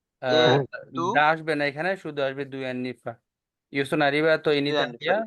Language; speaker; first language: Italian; non-native, learner; Bangla